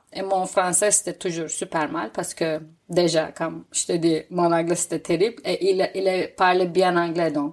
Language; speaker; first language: French; non-native, fluent; Turkish